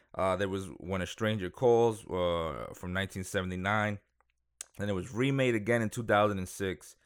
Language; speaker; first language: English; native; English